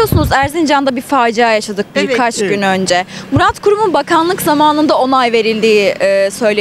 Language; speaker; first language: Turkish; native; Turkish